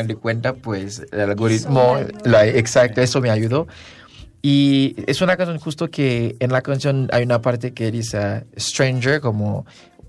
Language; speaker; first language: Spanish; non-native, fluent; Haitian Creole